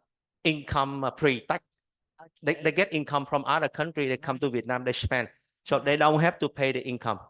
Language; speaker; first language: English; non-native, learner; Vietnamese